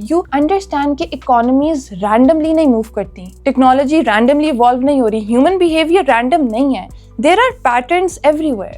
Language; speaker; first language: Urdu; native; Urdu